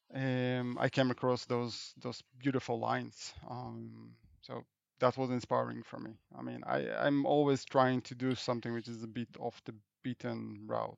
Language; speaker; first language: English; non-native, fluent; Hebrew